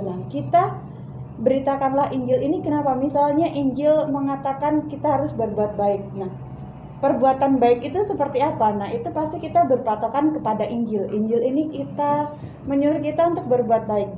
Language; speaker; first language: Indonesian; native; Indonesian